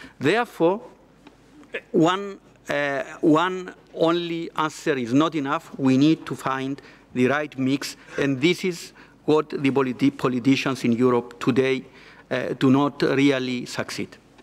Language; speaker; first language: English; non-native, fluent; Greek